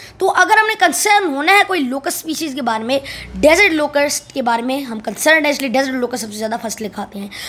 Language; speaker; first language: Urdu; non-native, local second language; Punjabi